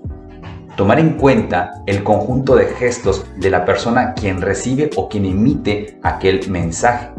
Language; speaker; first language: Spanish; native; Spanish